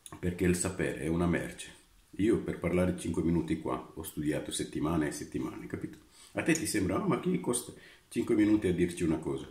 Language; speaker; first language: Italian; non-native, fluent; Romanian